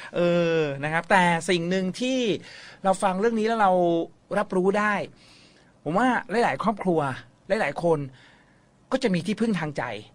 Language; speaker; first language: Thai; native; Thai